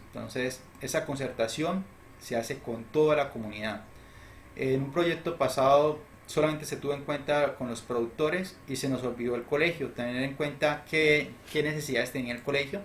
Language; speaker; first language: Spanish; native; Spanish